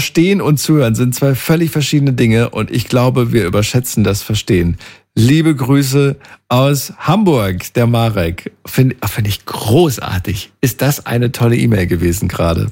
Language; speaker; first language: German; native; German